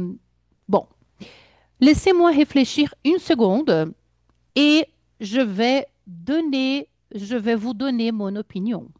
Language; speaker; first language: French; non-native, fluent; Portuguese